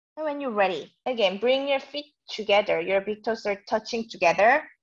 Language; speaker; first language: English; non-native, fluent; Korean